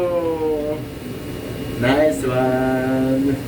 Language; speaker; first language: English; non-native, local second language; Filipino